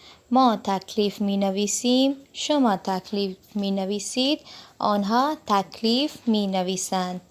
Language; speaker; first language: Persian; non-native, fluent; Urdu